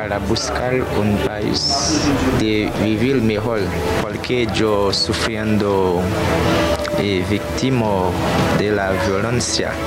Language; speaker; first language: Spanish; non-native, learner; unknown